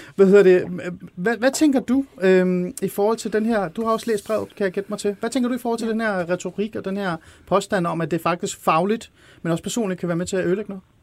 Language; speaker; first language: Danish; early bilingual, other home language; Persian